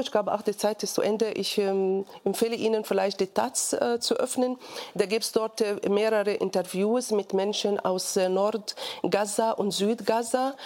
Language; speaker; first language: German; non-native, fluent; Arabic